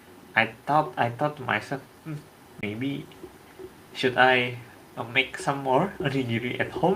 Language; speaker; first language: English; non-native, learner; Indonesian